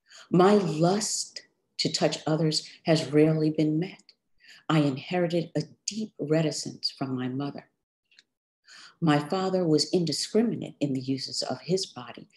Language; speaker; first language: English; native; English